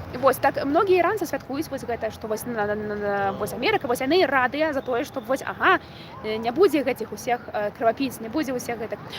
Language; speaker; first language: Belarusian; non-native, local second language; Russian